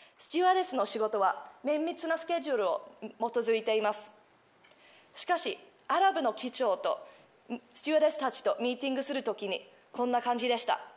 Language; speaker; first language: Japanese; non-native, fluent; English